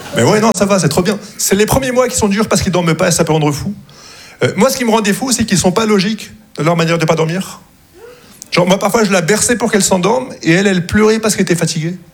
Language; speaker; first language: French; non-native, local second language; Arabic